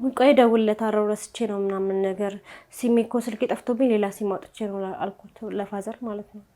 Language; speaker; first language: Amharic; native; Amharic